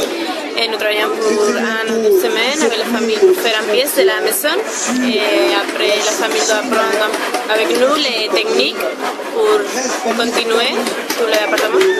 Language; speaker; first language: French; non-native, learner; Spanish